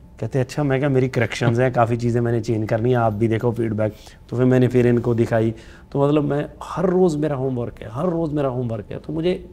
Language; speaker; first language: Hindi; non-native, local second language; Punjabi